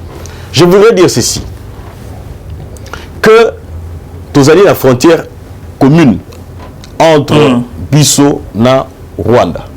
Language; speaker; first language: French; non-native, local second language; Lingala